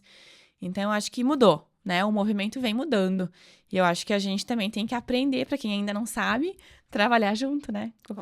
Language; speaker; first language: Portuguese; native; Portuguese